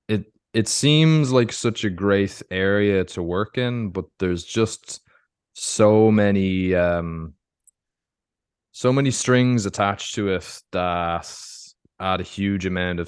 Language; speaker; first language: English; native; English